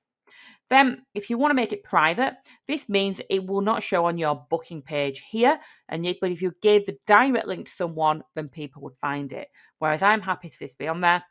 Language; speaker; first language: English; native; English